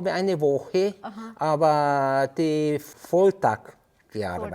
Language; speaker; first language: German; early bilingual, heritage; German